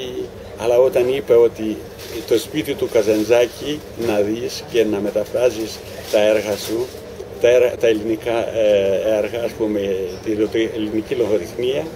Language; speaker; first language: Greek; non-native, learner; Ukrainian